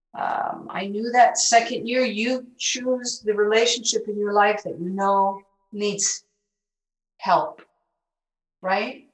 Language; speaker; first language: English; early bilingual, other home language; Spanish